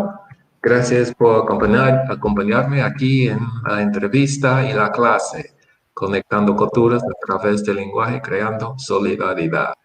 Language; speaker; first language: Spanish; non-native, fluent; English